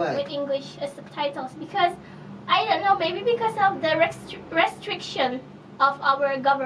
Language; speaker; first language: English; non-native, fluent; Indonesian